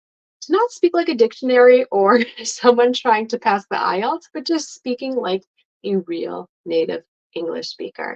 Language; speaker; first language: English; non-native, fluent; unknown